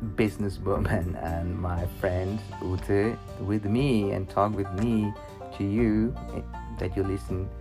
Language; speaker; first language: English; non-native, learner; German